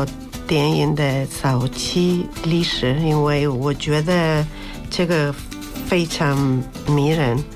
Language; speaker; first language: Chinese; non-native, fluent; Spanish